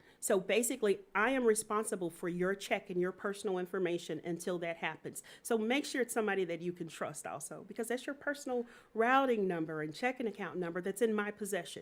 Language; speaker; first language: English; native; English